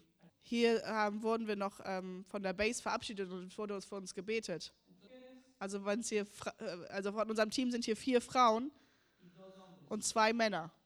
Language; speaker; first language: German; early bilingual, heritage; German